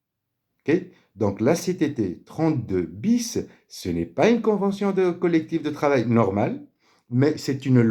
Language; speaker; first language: French; native; French